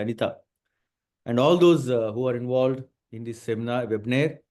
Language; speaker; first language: English; non-native, local second language; Telugu